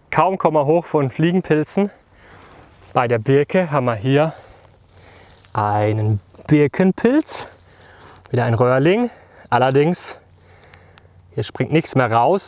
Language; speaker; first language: German; native; German